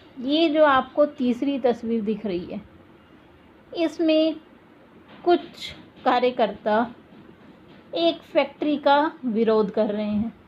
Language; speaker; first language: Hindi; native; Hindi